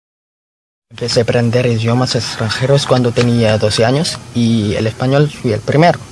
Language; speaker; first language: Spanish; non-native, fluent; Filipino